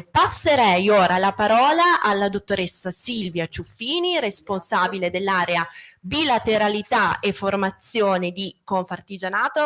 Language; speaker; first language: Italian; native; Italian